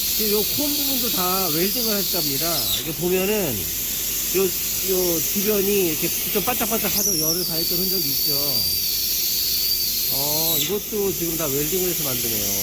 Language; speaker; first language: Korean; native; Korean